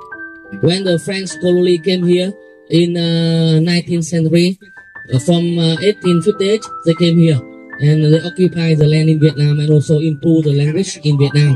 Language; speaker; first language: English; non-native, fluent; Vietnamese